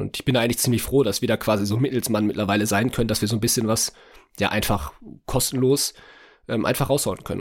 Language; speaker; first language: German; native; German